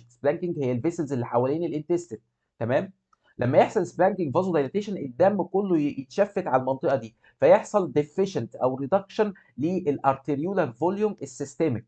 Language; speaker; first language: Arabic; native; Arabic